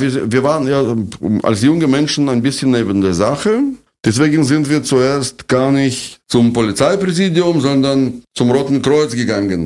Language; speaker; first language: German; non-native, fluent; Russian